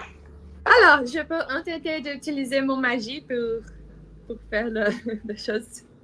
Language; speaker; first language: French; non-native, learner; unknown